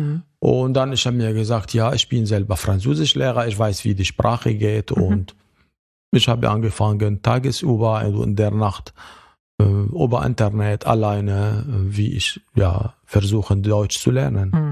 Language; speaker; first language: German; non-native, fluent; Arabic